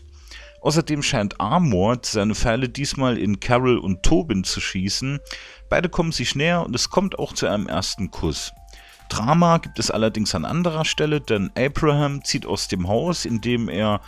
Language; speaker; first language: German; native; German